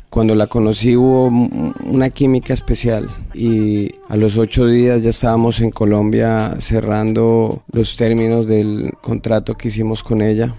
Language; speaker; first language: Spanish; native; Spanish